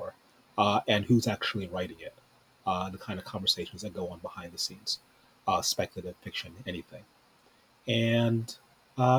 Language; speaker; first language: English; native; English